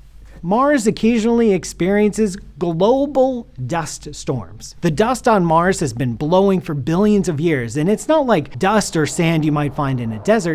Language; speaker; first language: English; native; English